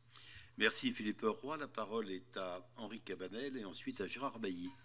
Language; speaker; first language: French; native; French